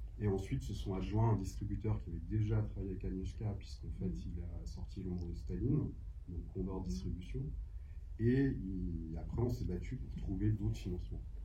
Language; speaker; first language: French; native; French